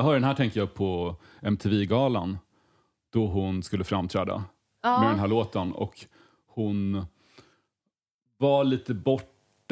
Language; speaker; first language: Swedish; native; Swedish